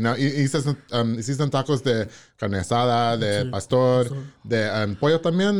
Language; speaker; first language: Spanish; non-native, learner; English